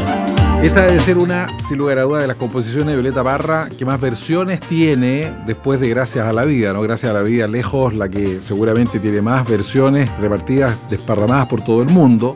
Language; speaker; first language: Spanish; native; Spanish